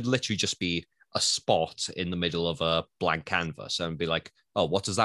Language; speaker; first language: English; native; English